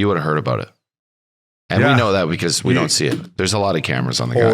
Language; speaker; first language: English; native; English